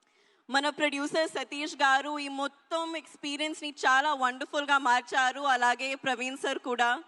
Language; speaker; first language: Telugu; non-native, local second language; Hindi